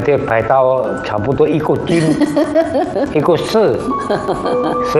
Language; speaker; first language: Chinese; early bilingual, heritage; Chinese